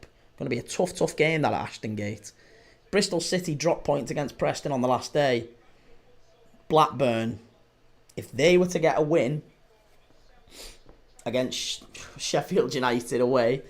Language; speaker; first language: English; native; English